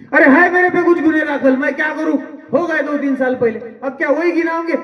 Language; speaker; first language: Hindi; non-native, local second language; Marathi